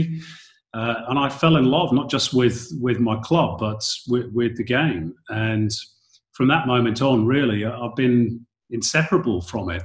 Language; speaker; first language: English; native; English